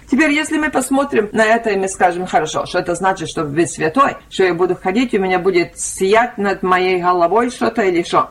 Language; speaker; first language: Russian; early bilingual, heritage; Russian